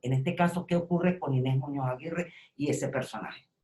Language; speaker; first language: Spanish; native; Spanish